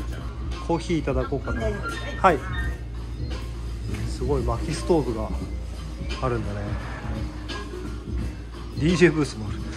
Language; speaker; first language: Japanese; native; Japanese